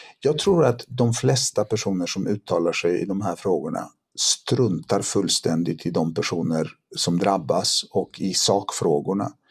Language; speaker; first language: Swedish; early bilingual, other home language; Polish